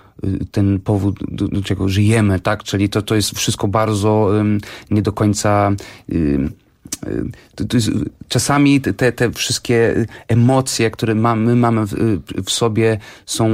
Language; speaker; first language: Polish; non-native, fluent; Portuguese